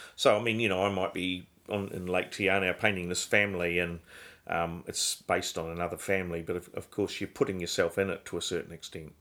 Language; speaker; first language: English; native; English